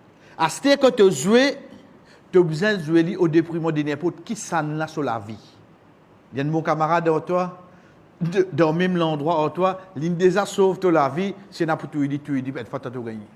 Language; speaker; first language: French; non-native, local second language; Morisyen